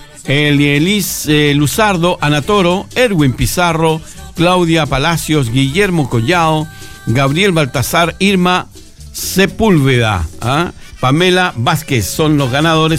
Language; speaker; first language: Spanish; native; Spanish